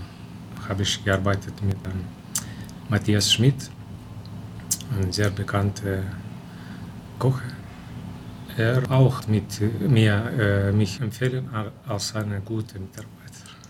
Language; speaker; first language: German; non-native, local second language; Romanian